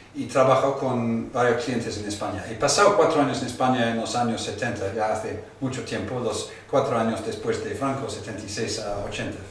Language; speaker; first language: Spanish; non-native, fluent; English